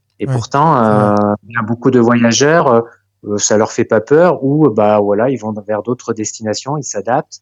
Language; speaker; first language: French; native; French